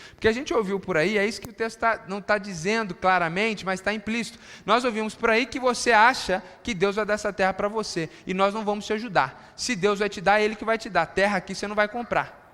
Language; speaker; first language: Portuguese; native; Portuguese